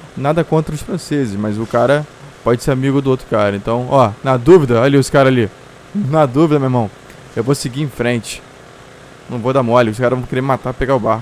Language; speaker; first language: Portuguese; native; Portuguese